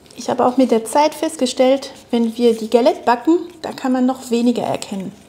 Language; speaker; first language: German; non-native, fluent; French